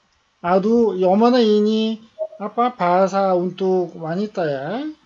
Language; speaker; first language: Indonesian; non-native, learner; Korean